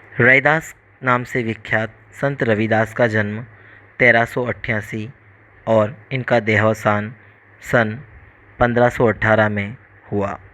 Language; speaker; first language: Hindi; native; Hindi